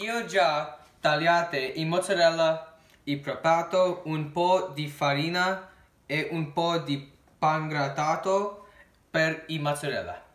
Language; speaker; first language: Italian; non-native, learner; English